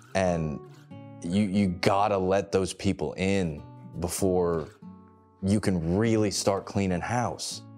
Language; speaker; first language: English; native; English